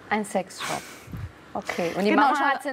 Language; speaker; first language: German; native; German